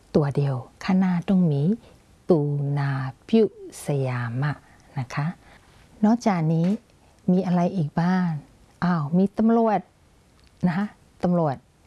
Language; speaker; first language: Thai; non-native, fluent; Burmese